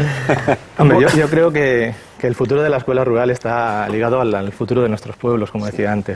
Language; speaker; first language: Spanish; native; Spanish